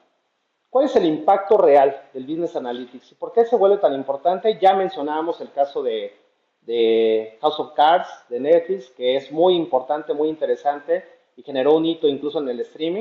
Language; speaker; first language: Spanish; native; Spanish